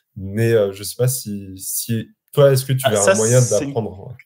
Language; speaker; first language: French; native; French